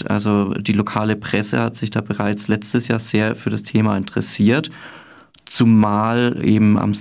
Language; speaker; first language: German; native; German